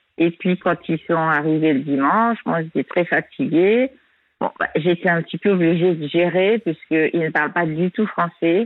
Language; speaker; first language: French; native; French